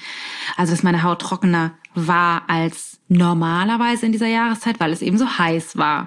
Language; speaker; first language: German; native; German